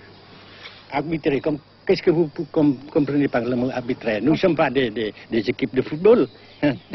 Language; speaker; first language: French; non-native, fluent; Vietnamese